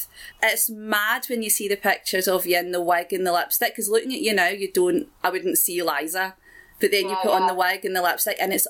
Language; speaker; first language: English; native; English